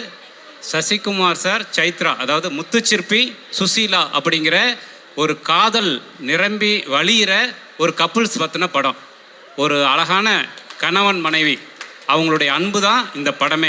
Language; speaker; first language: Tamil; native; Tamil